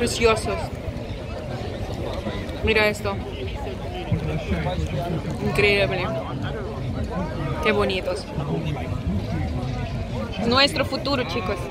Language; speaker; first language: Spanish; non-native, learner; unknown